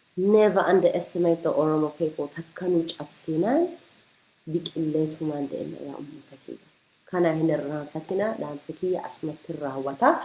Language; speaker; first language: Oromo; early bilingual, heritage; Oromo